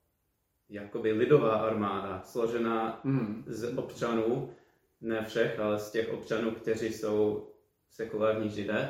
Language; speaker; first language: Czech; non-native, fluent; English